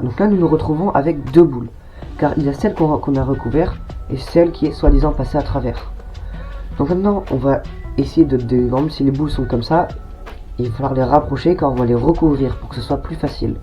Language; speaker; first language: French; native; French